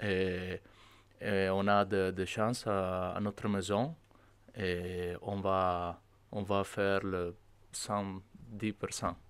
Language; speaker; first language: French; non-native, learner; Italian